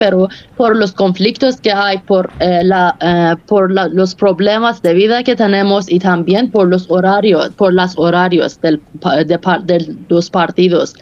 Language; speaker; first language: Spanish; non-native, fluent; Persian